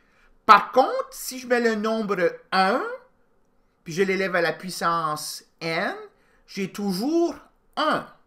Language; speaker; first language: French; native; French